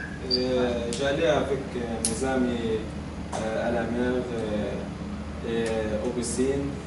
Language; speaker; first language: French; non-native, learner; Arabic